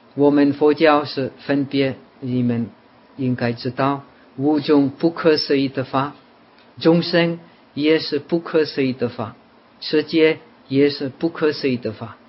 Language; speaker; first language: Chinese; non-native, fluent; Czech